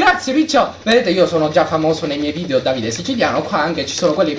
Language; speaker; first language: Italian; native; Italian